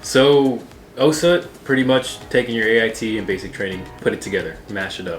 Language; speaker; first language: English; native; English